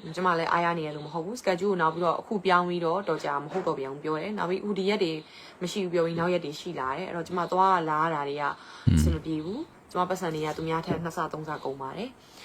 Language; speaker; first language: Burmese; native; Burmese